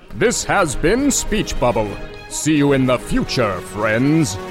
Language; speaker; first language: English; native; English